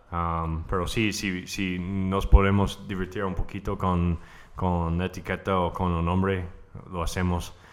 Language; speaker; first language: Spanish; non-native, fluent; English